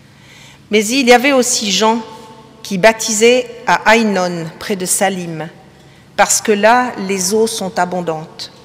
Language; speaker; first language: French; native; French